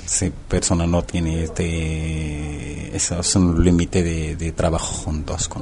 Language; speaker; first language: Spanish; non-native, learner; Arabic